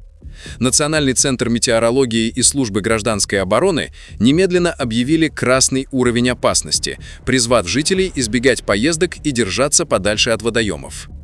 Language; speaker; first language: Russian; native; Russian